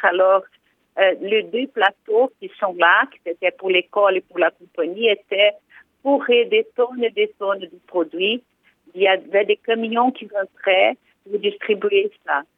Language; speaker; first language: French; non-native, fluent; Portuguese